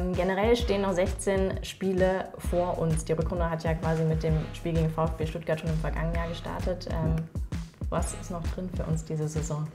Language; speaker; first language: German; native; German